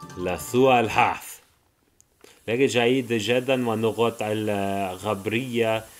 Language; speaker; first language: Arabic; non-native, learner; English